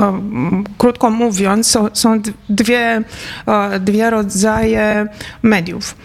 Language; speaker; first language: Polish; non-native, fluent; Romanian